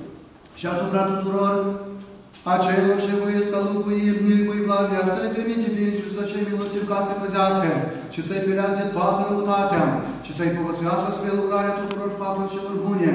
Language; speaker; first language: Romanian; native; Romanian